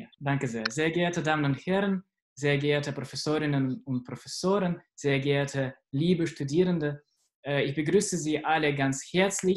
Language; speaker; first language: German; non-native, fluent; Russian